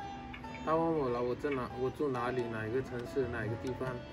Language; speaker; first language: Chinese; non-native, fluent; Hindi